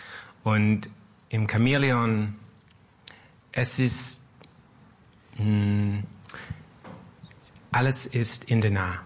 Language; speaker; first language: German; non-native, learner; English